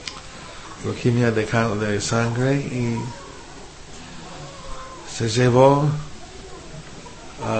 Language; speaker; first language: Spanish; non-native, fluent; English